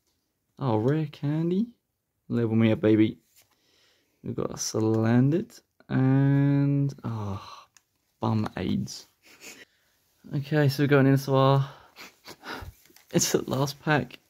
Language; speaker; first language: English; native; English